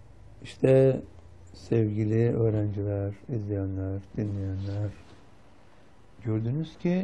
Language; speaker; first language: Turkish; native; Turkish